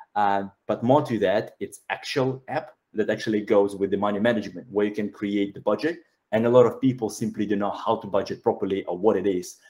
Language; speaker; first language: English; non-native, fluent; Russian